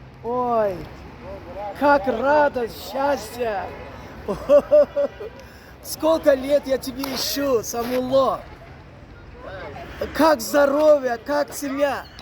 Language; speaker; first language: Russian; non-native, local second language; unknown